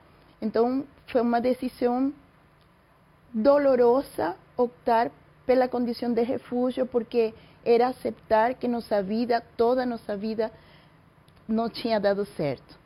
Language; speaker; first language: Portuguese; non-native, fluent; Spanish